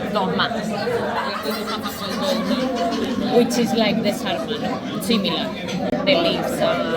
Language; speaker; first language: English; non-native, learner; Spanish